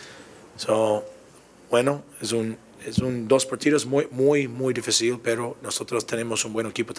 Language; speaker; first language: Spanish; non-native, learner; English